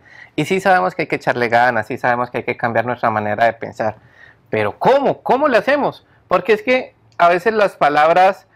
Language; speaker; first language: Spanish; native; Spanish